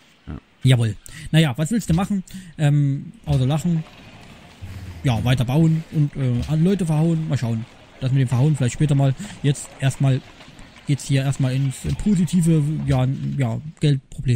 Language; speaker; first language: German; native; German